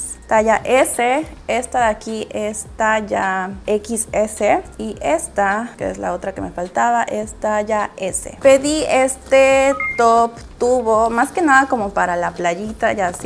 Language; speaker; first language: Spanish; native; Spanish